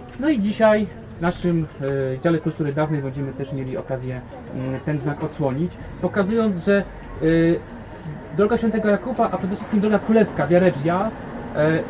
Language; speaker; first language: Polish; native; Polish